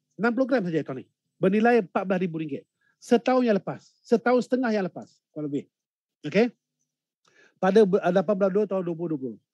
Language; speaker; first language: Malay; native; Malay